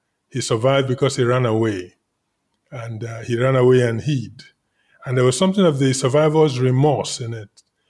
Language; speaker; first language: English; non-native, local second language; Igbo